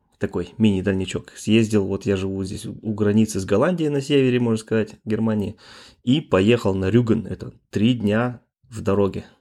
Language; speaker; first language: Russian; native; Russian